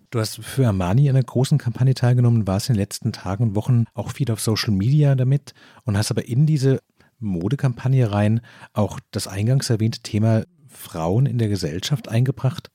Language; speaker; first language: German; native; German